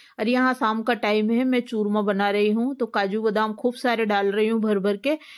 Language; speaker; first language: Hindi; native; Hindi